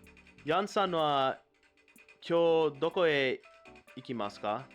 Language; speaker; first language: Japanese; non-native, learner; English